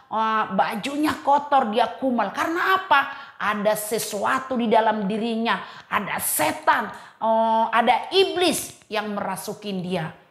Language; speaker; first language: Indonesian; native; Indonesian